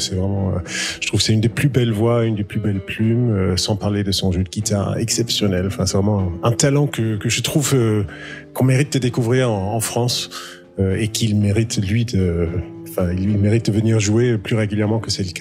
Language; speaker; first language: French; native; French